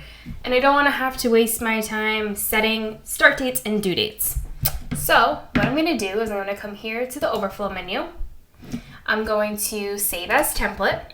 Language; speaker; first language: English; native; English